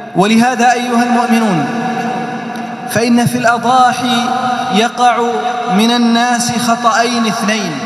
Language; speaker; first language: Arabic; native; Arabic